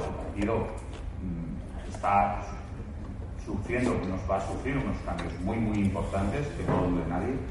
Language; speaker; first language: Spanish; native; Spanish